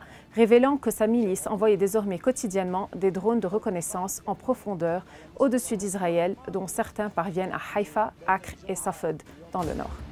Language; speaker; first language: French; non-native, local second language; Arabic